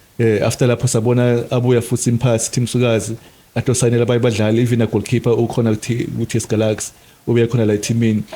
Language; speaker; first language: Zulu; non-native, local second language; Swati